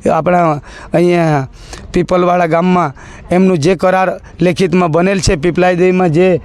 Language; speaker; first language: Gujarati; non-native, local second language; Kukna